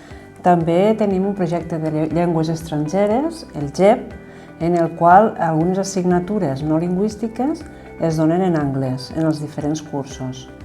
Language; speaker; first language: Catalan; native; Catalan